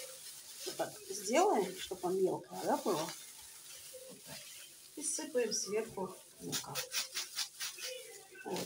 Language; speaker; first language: Russian; non-native, learner; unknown